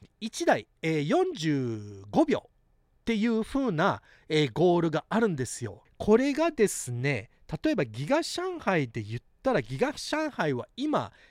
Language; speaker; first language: Japanese; early bilingual, heritage; Japanese